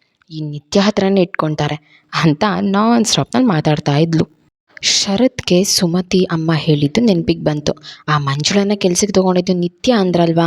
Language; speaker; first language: Kannada; native; Kannada